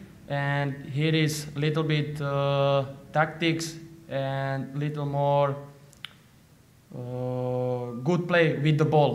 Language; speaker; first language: English; non-native, learner; Slovak